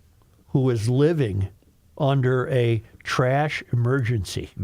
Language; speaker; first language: English; native; English